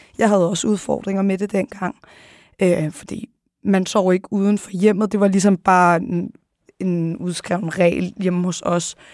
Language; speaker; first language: Danish; early bilingual, other home language; Arabic